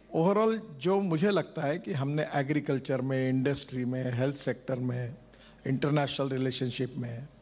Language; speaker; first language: Hindi; non-native, local second language; Marathi